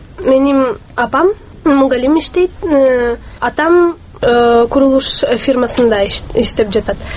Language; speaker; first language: Kyrgyz; non-native, local second language; Russian